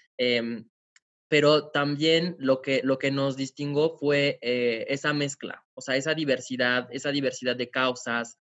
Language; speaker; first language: Spanish; non-native, fluent; French